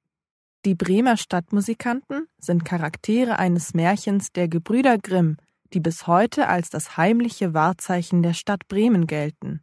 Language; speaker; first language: German; native; German